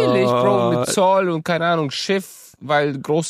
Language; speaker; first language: German; early bilingual, other home language; Romanian